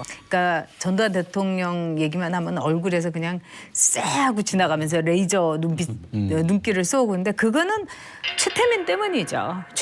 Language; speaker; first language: Korean; native; Korean